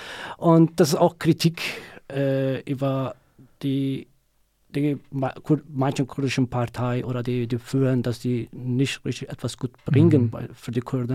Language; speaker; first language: German; non-native, learner; Kurdish